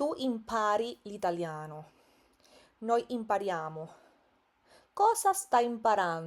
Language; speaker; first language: Italian; non-native, fluent; Spanish